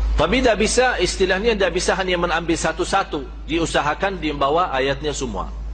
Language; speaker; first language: Malay; non-native, fluent; Arabic